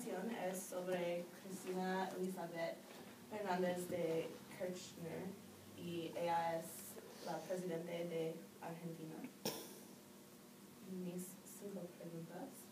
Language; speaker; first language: Spanish; non-native, learner; English